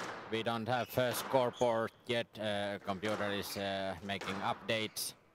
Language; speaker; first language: English; non-native, fluent; Finnish